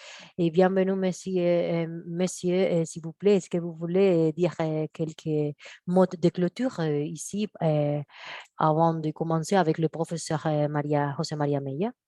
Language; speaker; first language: French; non-native, fluent; Spanish